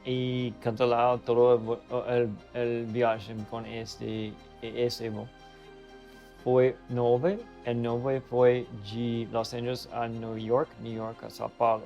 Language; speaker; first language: Portuguese; non-native, learner; English